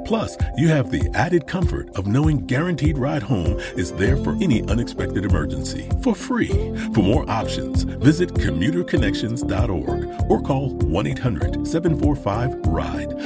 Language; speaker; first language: English; native; English